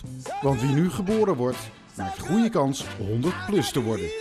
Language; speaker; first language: Dutch; native; Dutch